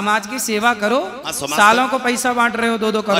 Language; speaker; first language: Hindi; native; Hindi